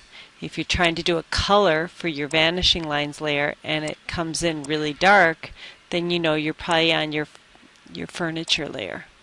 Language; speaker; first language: English; native; English